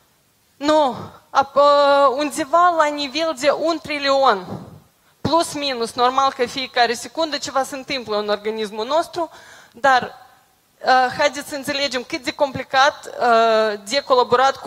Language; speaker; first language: Romanian; non-native, local second language; Russian